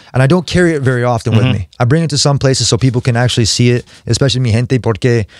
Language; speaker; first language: English; native; English